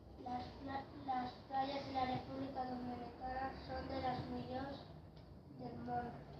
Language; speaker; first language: Spanish; non-native, local second language; Catalan